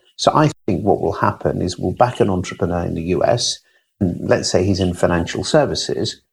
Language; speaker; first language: English; native; English